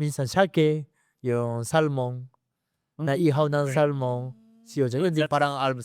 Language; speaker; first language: Filipino; non-native, learner; Japanese